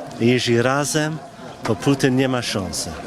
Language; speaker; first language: Polish; early bilingual, heritage; English